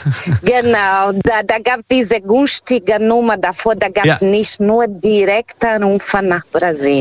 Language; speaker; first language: German; non-native, learner; Portuguese